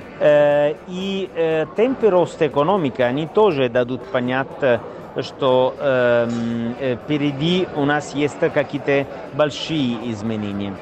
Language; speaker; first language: Russian; non-native, fluent; Italian